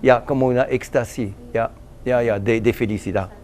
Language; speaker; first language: Spanish; non-native, learner; French